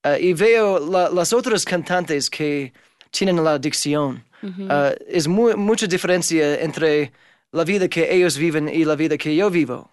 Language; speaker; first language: Spanish; non-native, fluent; English